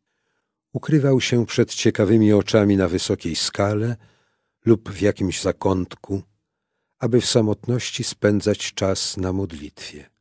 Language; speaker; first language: Polish; native; Polish